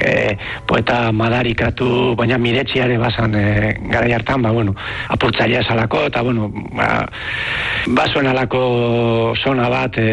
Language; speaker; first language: Basque; native; Basque